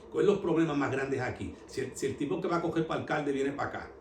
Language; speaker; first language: Spanish; early bilingual, heritage; Spanish